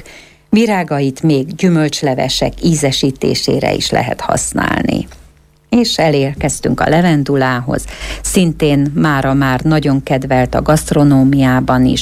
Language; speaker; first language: Hungarian; native; Hungarian